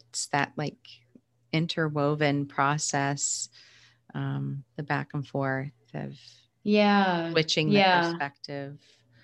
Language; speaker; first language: English; native; English